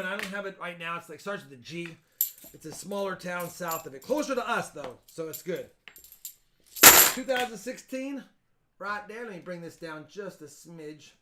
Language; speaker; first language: English; native; English